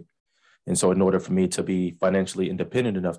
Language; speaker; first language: English; native; English